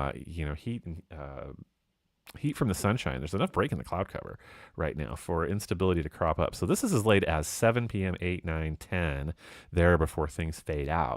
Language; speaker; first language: English; native; English